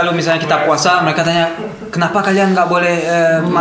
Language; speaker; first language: Indonesian; early bilingual, heritage; German